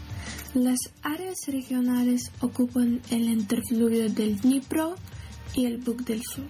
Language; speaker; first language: Spanish; non-native, learner; Ukrainian